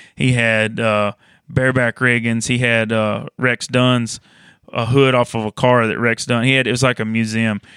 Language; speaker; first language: English; native; English